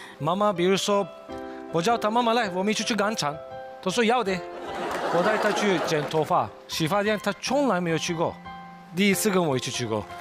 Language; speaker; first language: Chinese; non-native, fluent; Turkish